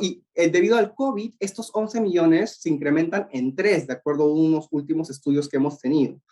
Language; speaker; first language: Spanish; native; Spanish